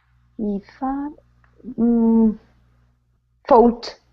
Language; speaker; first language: English; non-native, learner; Italian